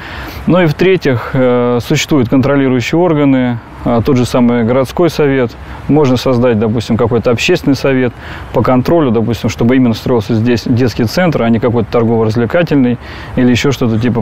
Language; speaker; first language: Russian; native; Russian